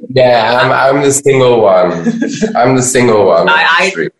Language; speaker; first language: English; non-native, fluent; Dutch